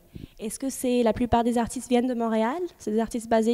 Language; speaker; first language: French; native; French